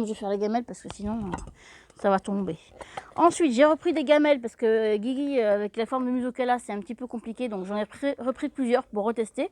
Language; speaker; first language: French; native; French